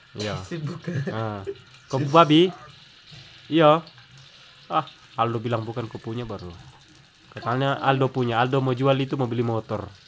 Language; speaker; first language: Indonesian; native; Indonesian